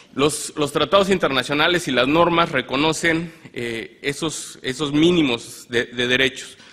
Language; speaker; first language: Spanish; native; Spanish